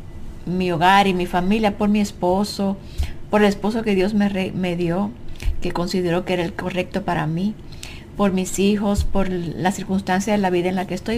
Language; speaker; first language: Spanish; native; Spanish